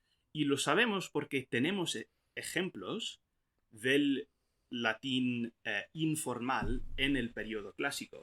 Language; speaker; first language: Spanish; non-native, fluent; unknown